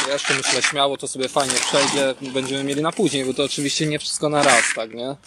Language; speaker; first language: Polish; native; Polish